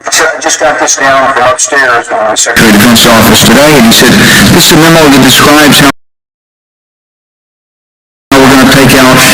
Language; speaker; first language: English; native; English